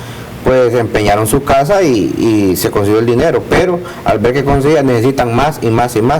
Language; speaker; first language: Spanish; native; Spanish